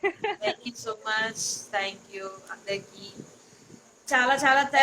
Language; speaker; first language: Telugu; native; Telugu